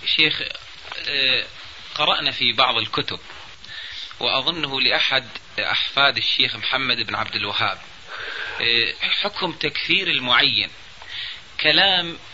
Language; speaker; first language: Arabic; native; Arabic